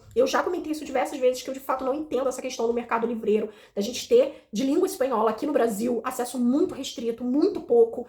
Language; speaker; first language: Portuguese; native; Portuguese